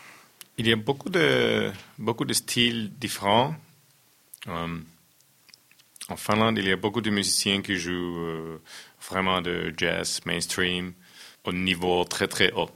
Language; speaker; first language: French; non-native, fluent; Finnish